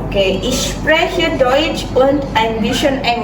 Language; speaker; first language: German; non-native, fluent; Indonesian